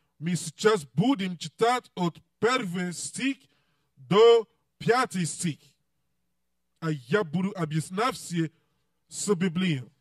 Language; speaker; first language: Russian; non-native, learner; English